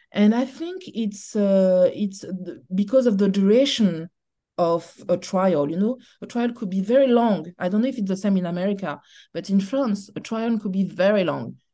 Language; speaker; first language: English; non-native, learner; French